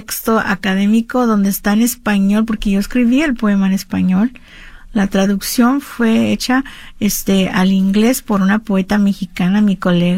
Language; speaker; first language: Spanish; early bilingual, heritage; Spanish